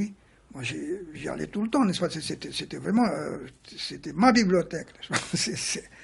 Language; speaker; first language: French; non-native, fluent; Romanian